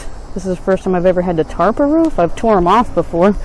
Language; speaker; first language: English; native; English